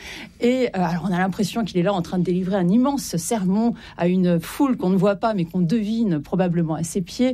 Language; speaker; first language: French; native; French